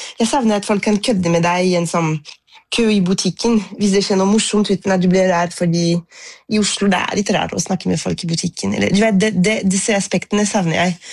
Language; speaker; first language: Norwegian; non-native, fluent; French